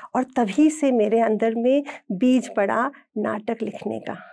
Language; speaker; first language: Hindi; native; Hindi